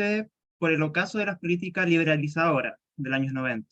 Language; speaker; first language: Spanish; native; Spanish